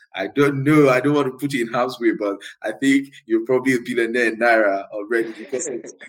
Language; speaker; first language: English; non-native, local second language; Yoruba